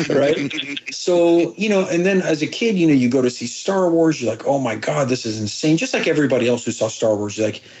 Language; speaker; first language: English; early bilingual, other home language; Persian